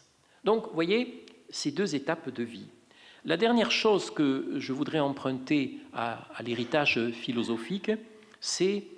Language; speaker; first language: French; native; French